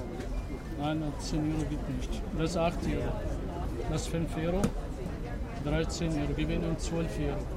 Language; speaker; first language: German; non-native, learner; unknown